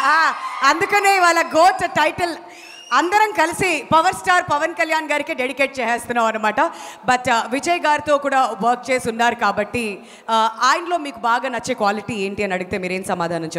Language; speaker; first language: Telugu; native; Telugu